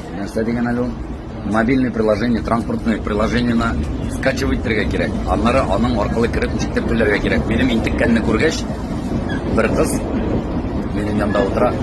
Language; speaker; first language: Tatar; native; Tatar